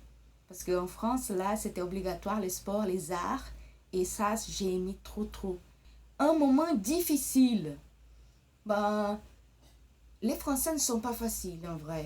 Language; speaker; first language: French; early bilingual, other home language; Portuguese